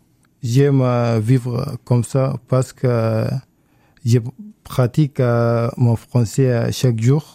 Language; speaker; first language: French; non-native, learner; Arabic